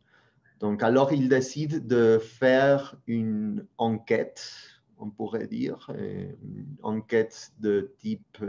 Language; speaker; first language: French; non-native, fluent; Spanish